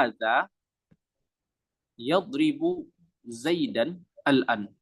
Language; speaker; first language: Arabic; non-native, fluent; Indonesian